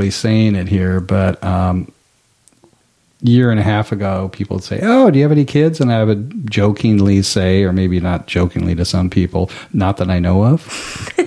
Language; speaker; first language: English; native; English